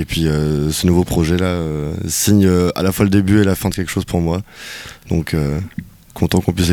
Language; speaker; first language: French; native; French